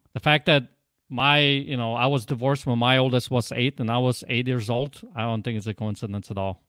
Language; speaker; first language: English; non-native, fluent; Polish